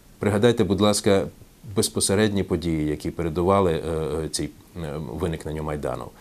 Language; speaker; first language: Ukrainian; native; Ukrainian